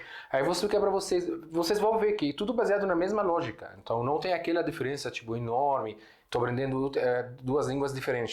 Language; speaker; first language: Portuguese; non-native, fluent; Arabic